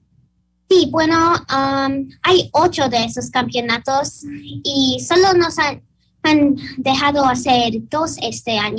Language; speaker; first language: Spanish; early bilingual, heritage; Spanish